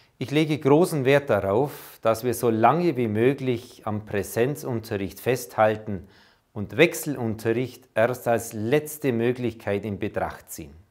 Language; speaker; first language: German; native; German